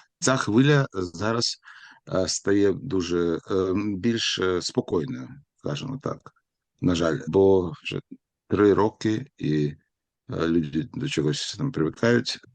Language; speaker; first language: Ukrainian; non-native, local second language; Russian